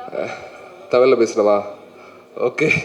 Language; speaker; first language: Tamil; non-native, local second language; Malayalam